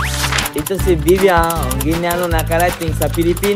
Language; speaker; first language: Filipino; non-native, learner; Spanish